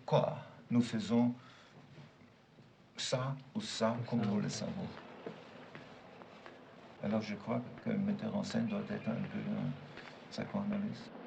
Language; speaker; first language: French; non-native, fluent; German